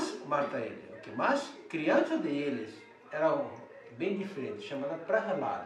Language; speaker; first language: Portuguese; non-native, learner; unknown